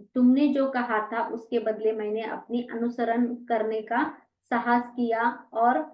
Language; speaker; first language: Hindi; non-native, local second language; Marathi